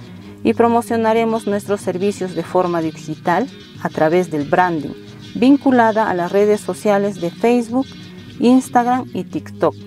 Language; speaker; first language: Spanish; native; Spanish